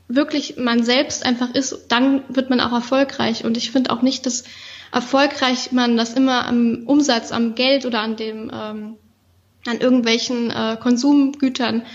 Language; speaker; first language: German; native; German